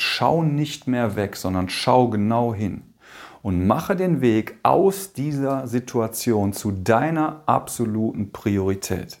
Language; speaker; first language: German; native; German